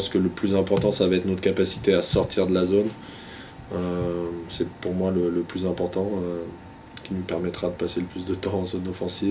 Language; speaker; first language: French; native; French